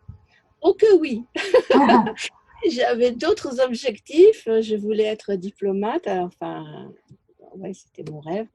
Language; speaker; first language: French; native; French